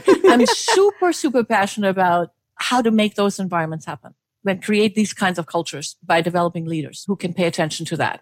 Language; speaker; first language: English; non-native, fluent; German